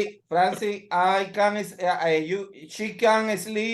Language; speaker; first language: English; non-native, learner; Spanish